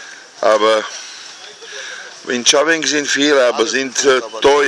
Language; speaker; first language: German; non-native, learner; Thai